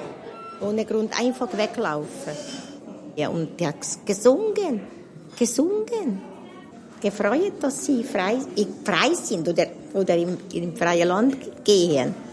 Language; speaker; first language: German; non-native, learner; Hungarian